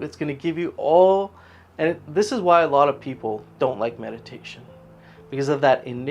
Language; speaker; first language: English; native; English